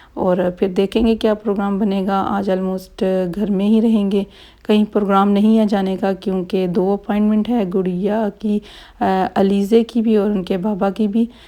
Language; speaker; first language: Urdu; native; Urdu